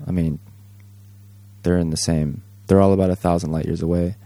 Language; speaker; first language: English; native; English